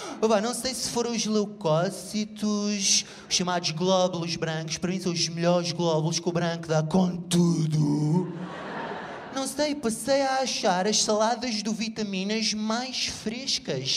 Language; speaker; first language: Portuguese; native; Portuguese